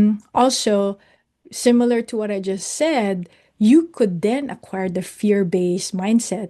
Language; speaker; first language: English; non-native, local second language; Filipino